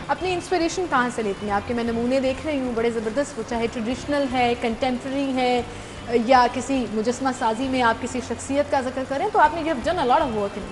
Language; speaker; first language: Urdu; native; Urdu